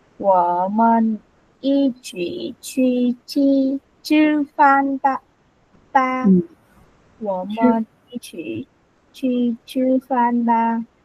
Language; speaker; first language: Chinese; non-native, learner; Vietnamese